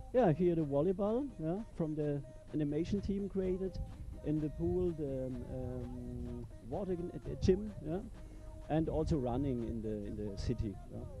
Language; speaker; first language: English; non-native, learner; German